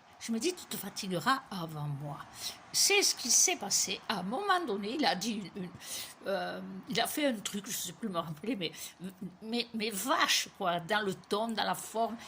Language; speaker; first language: French; native; French